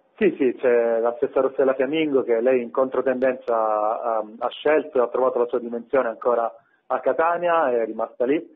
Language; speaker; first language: Italian; native; Italian